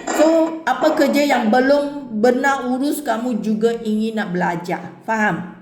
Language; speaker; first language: Malay; non-native, local second language; Chinese